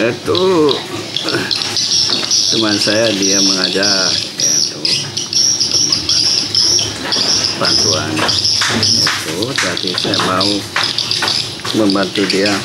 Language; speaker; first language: Indonesian; non-native, learner; Korean